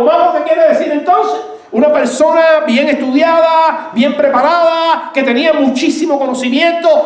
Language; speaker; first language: Spanish; native; Spanish